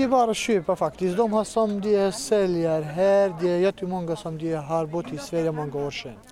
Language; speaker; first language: Swedish; non-native, learner; Kurdish